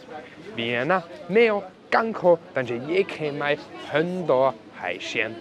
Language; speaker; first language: Chinese; non-native, fluent; German